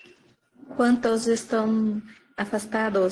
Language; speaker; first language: Spanish; non-native, learner; Portuguese